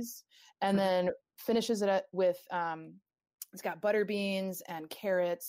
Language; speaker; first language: English; native; English